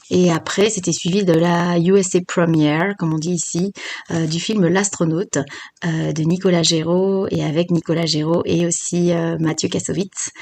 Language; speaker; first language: French; native; French